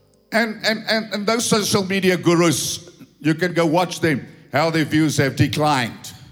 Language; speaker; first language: English; non-native, local second language; Afrikaans